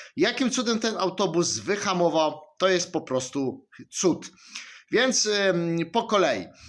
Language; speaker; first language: Polish; native; Polish